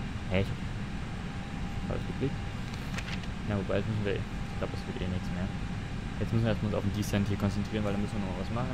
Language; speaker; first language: German; native; German